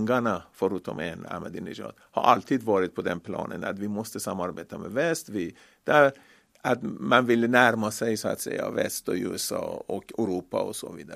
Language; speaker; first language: Swedish; non-native, fluent; Persian